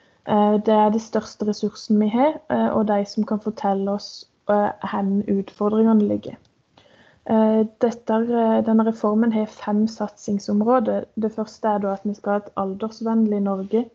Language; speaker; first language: Norwegian; native; Norwegian